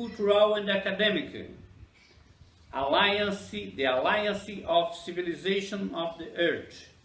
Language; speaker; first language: English; non-native, fluent; Portuguese